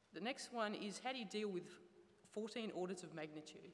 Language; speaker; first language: English; native; English